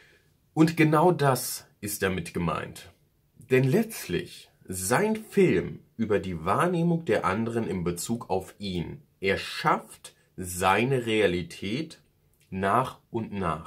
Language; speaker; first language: German; native; German